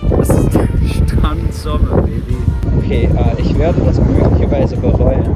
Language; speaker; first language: German; non-native, fluent; English